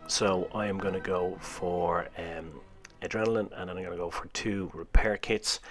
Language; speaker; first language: English; native; English